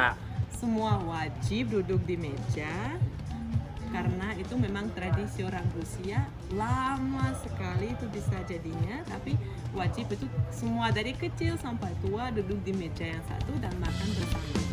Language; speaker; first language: Indonesian; non-native, fluent; Russian